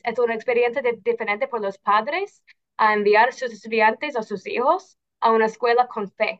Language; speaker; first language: Spanish; non-native, fluent; English